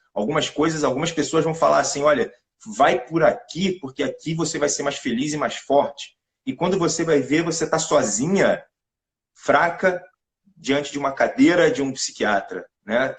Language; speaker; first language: Portuguese; native; Portuguese